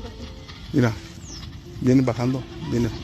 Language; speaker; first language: Spanish; native; Spanish